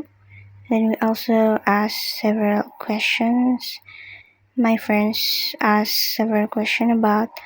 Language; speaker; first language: English; non-native, learner; Indonesian